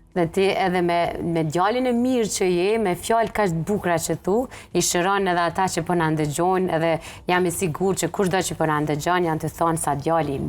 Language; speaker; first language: Albanian; native; Albanian